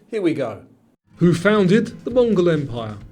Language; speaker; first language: English; native; English